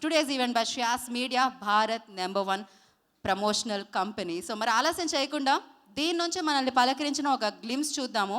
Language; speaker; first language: Telugu; native; Telugu